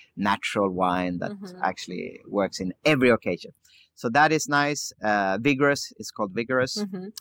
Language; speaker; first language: English; early bilingual, other home language; Swedish